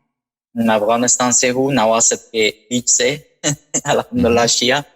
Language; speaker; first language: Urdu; non-native, fluent; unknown